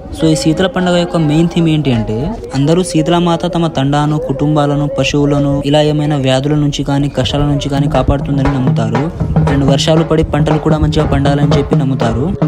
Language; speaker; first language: Telugu; non-native, local second language; Lambadi